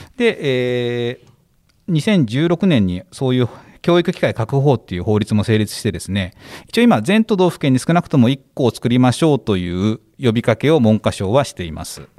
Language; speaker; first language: Japanese; native; Japanese